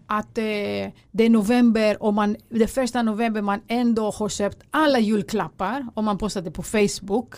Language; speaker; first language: Swedish; early bilingual, other home language; Greek